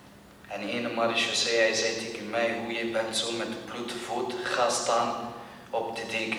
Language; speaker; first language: Dutch; non-native, learner; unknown